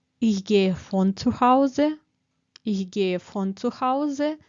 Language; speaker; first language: German; non-native, fluent; Ukrainian